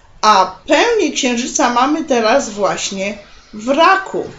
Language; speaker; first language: Polish; native; Polish